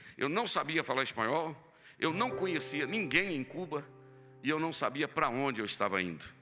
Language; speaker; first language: Portuguese; native; Portuguese